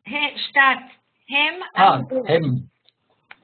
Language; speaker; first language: Hebrew; non-native, fluent; German